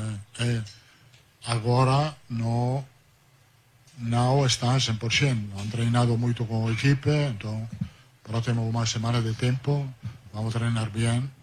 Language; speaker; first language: Portuguese; non-native, learner; Italian